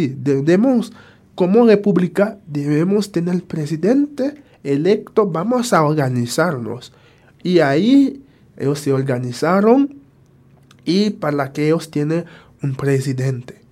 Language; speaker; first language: Spanish; non-native, fluent; Haitian Creole